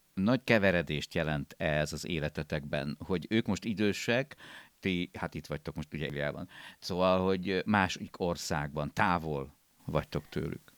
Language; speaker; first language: Hungarian; native; Hungarian